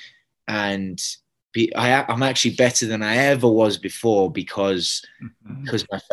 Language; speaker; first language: English; native; English